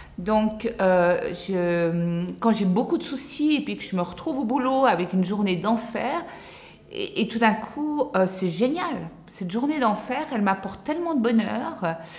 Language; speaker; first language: French; native; French